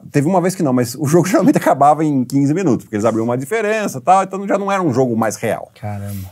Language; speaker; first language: Portuguese; native; Portuguese